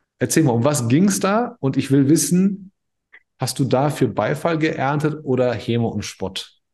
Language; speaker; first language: German; native; German